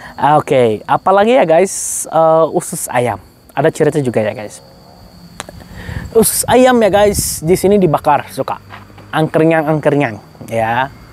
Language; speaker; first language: Indonesian; non-native, fluent; Arabic